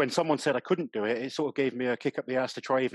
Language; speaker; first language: English; native; English